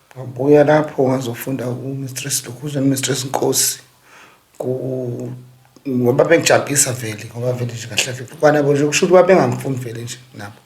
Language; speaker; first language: Zulu; native; Zulu